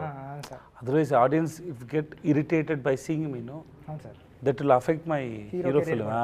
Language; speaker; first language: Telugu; non-native, learner; Tamil